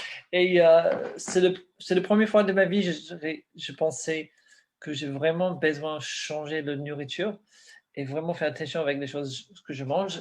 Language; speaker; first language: French; non-native, learner; English